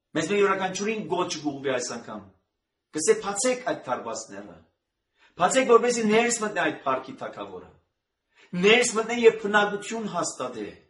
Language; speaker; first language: Armenian; native; Armenian